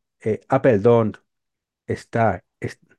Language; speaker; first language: English; non-native, learner; Spanish